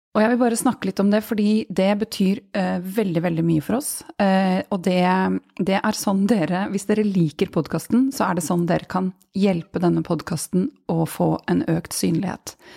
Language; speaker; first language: Norwegian; native; Norwegian